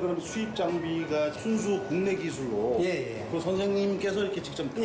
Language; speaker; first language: Korean; native; Korean